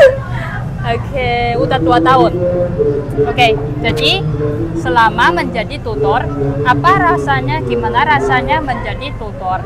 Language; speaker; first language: Indonesian; non-native, fluent; Chinese